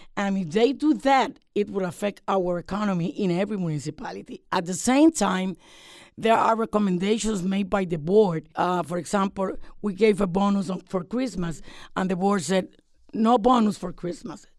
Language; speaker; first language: English; non-native, fluent; Spanish